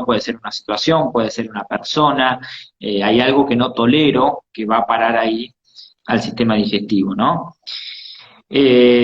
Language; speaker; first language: Spanish; native; Spanish